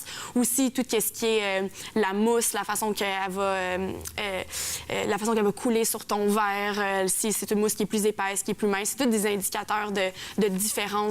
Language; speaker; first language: French; native; French